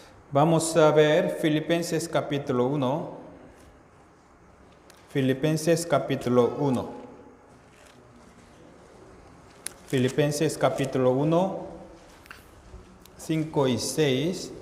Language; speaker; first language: Spanish; non-native, fluent; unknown